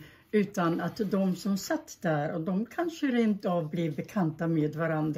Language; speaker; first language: Swedish; early bilingual, other home language; German